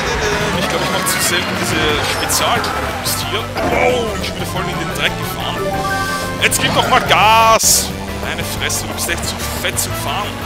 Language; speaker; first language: German; native; German